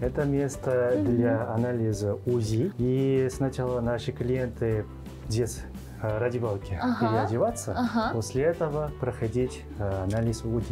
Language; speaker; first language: Russian; non-native, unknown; Korean